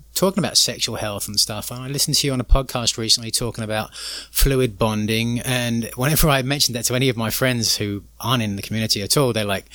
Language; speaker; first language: English; native; English